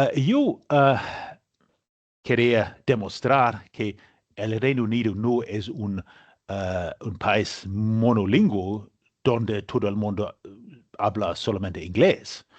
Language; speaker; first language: Spanish; non-native, learner; English